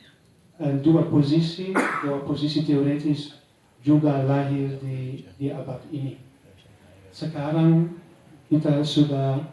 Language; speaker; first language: Indonesian; non-native, learner; Dutch